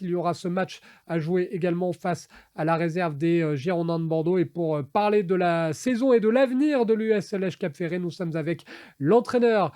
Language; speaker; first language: French; native; French